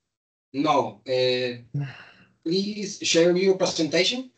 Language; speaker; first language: English; non-native, learner; Spanish